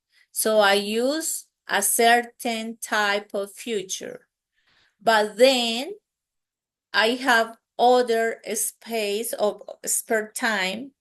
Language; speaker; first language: English; non-native, fluent; Spanish